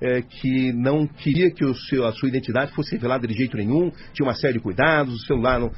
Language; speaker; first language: Portuguese; native; Portuguese